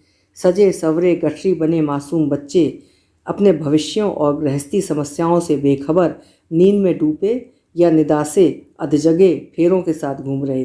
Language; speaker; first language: Hindi; native; Hindi